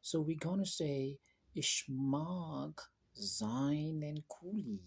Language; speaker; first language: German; non-native, learner; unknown